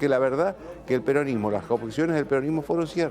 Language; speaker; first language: Spanish; native; Spanish